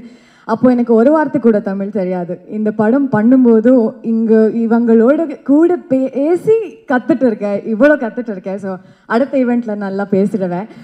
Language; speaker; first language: Tamil; non-native, learner; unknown